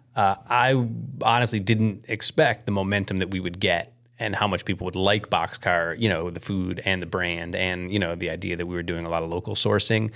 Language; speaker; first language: English; native; English